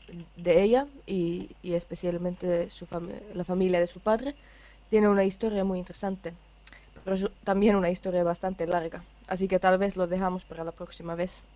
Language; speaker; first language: Spanish; non-native, fluent; Finnish